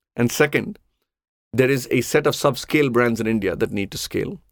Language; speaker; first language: English; non-native, local second language; Tamil